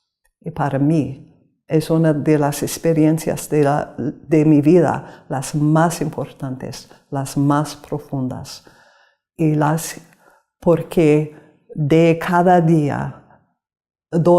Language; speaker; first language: Spanish; non-native, learner; English